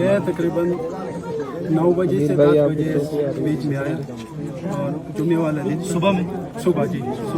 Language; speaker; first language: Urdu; non-native, local second language; Pashto